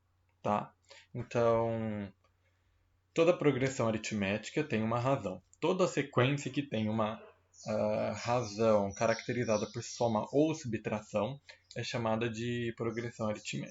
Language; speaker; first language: Portuguese; native; Portuguese